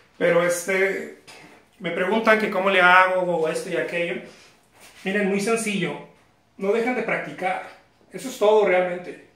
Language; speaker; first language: Spanish; native; Spanish